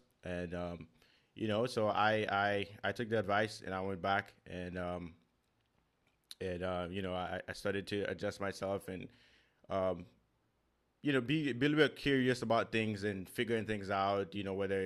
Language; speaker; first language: English; non-native, fluent; Haitian Creole